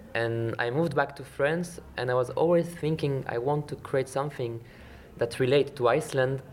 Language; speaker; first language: English; non-native, fluent; French